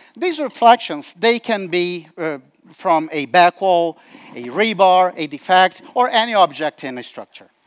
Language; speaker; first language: English; non-native, fluent; Portuguese